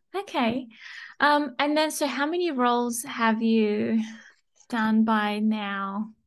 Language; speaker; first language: English; native; English